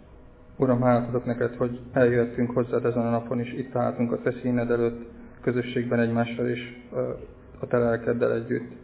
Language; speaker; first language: Hungarian; native; Hungarian